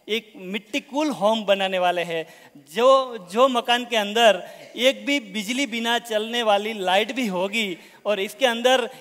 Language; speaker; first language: Hindi; non-native, local second language; Gujarati